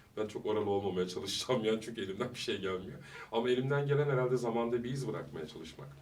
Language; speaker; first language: Turkish; early bilingual, heritage; Turkish